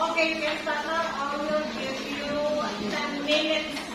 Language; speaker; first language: English; non-native, fluent; Indonesian